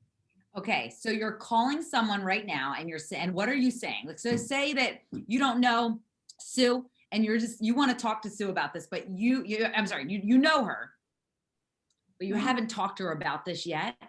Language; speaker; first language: English; native; English